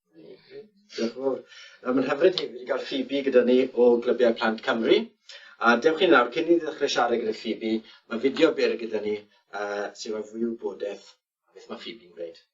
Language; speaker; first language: Welsh; native; Welsh